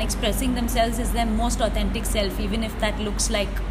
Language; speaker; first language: English; non-native, local second language; Bangla